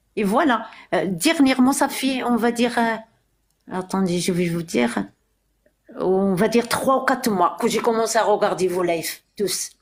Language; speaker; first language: French; non-native, local second language; Arabic